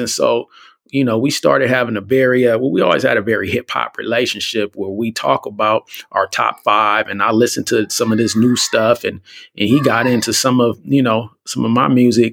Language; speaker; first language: English; native; English